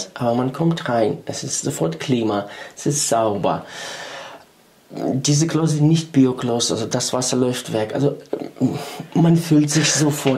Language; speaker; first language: German; non-native, fluent; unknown